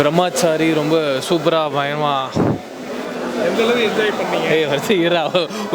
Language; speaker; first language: Tamil; native; Tamil